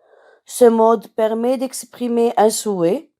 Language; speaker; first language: French; non-native, local second language; Arabic